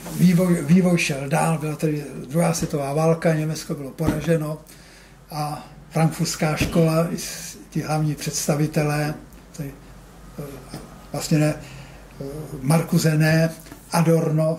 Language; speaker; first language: Czech; native; Czech